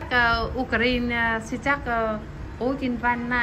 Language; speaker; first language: Russian; non-native, learner; Vietnamese